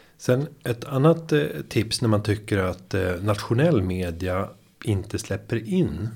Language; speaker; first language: Swedish; native; Swedish